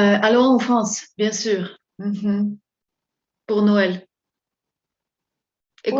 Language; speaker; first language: French; non-native, fluent; Spanish